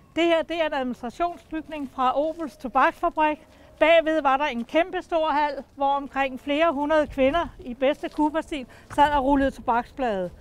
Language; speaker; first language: Danish; native; Danish